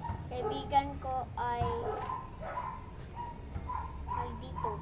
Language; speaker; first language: Filipino; non-native, local second language; Cebuano